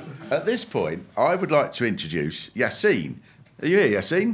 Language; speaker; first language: English; native; English